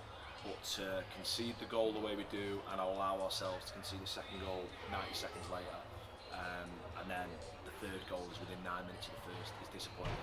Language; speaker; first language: English; native; English